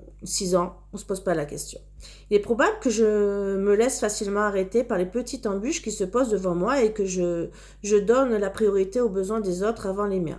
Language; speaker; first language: French; native; French